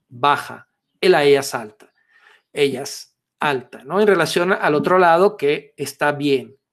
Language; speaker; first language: Spanish; non-native, fluent; Italian